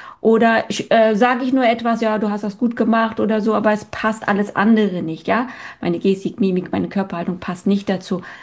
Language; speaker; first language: German; early bilingual, other home language; Turkish